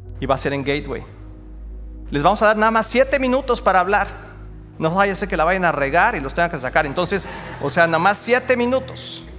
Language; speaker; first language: Spanish; native; Spanish